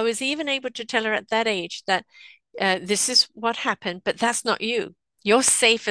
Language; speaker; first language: English; native; English